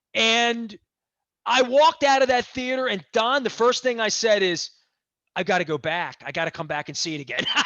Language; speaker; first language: English; native; English